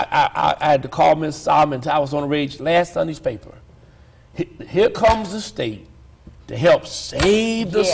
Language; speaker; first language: English; native; English